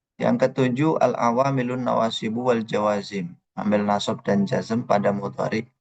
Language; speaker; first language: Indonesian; native; Indonesian